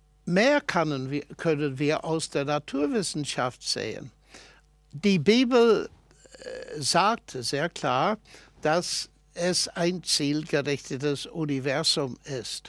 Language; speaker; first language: German; non-native, fluent; English